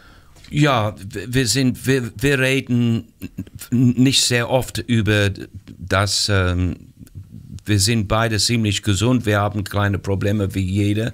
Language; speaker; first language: German; non-native, fluent; English